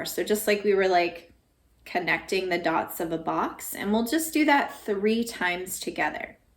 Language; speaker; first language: English; native; English